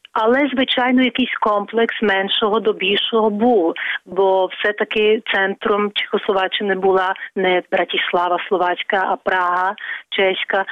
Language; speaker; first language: Ukrainian; non-native, fluent; Czech